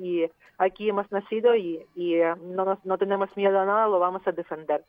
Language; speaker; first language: Spanish; non-native, fluent; Ukrainian